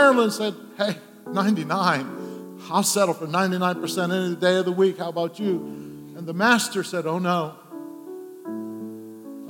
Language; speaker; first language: English; native; English